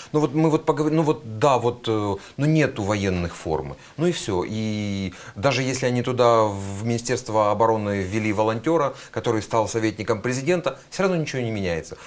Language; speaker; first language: Russian; native; Russian